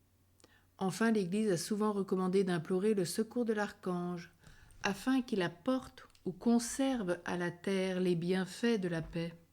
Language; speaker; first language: French; native; French